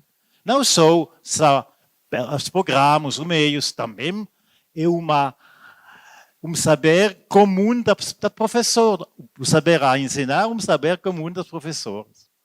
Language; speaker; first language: Portuguese; non-native, fluent; Italian